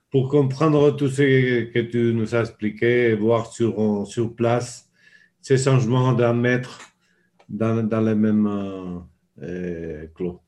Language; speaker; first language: French; non-native, fluent; Spanish